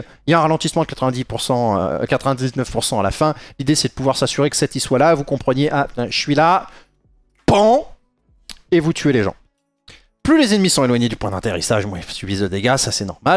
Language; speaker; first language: French; native; French